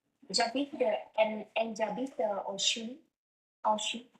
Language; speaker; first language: French; non-native, learner; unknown